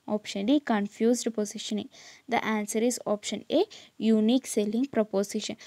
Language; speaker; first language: English; non-native, local second language; Malayalam